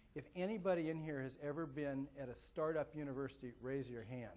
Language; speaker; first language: English; native; English